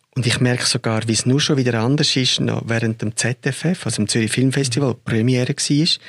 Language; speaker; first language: German; native; German